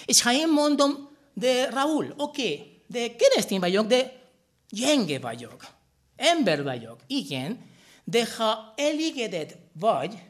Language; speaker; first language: Hungarian; non-native, fluent; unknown